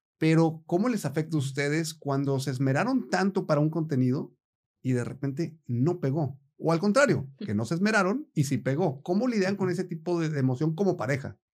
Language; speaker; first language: Spanish; native; Spanish